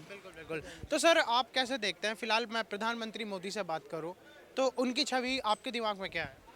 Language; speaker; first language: Hindi; native; Hindi